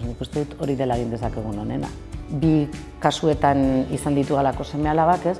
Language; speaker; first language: Basque; native; Basque